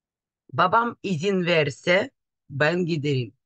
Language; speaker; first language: Turkish; non-native, fluent; Russian